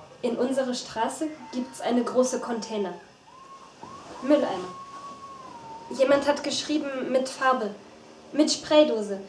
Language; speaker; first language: German; non-native, learner; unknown